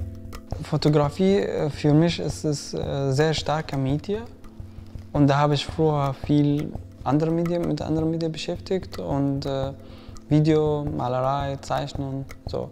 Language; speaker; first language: German; non-native, fluent; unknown